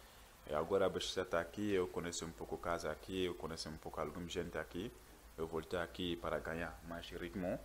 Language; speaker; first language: Portuguese; non-native, learner; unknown